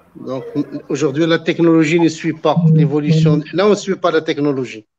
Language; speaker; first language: French; non-native, local second language; Arabic